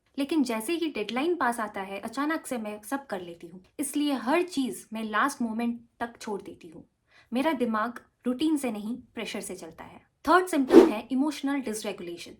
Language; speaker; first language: Hindi; non-native, local second language; Bangla